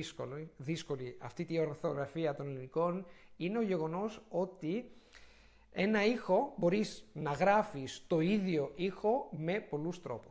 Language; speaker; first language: Greek; non-native, fluent; Italian